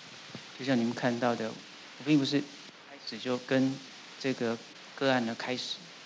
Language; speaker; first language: Chinese; native; Chinese